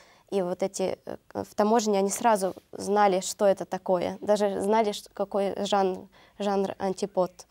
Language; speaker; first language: Russian; non-native, learner; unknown